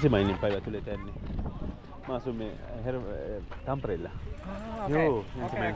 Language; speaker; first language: Finnish; non-native, learner; Sinhala